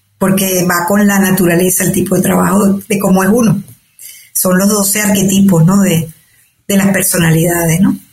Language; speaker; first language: Spanish; native; Spanish